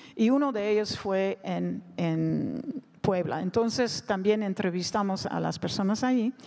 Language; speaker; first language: Spanish; non-native, fluent; Dutch